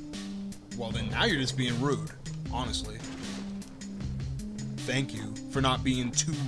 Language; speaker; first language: English; native; English